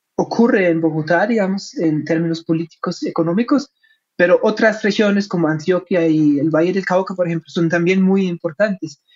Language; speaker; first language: Spanish; non-native, fluent; German